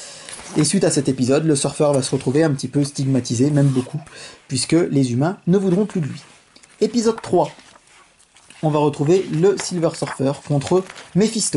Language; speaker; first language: French; native; French